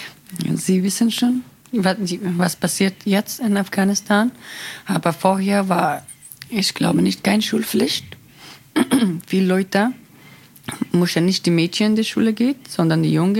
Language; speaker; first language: German; non-native, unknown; Persian